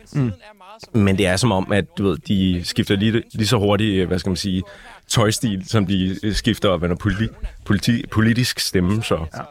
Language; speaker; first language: Danish; native; Danish